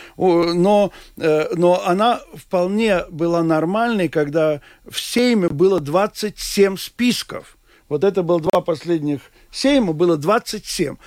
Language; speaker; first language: Russian; non-native, local second language; Latvian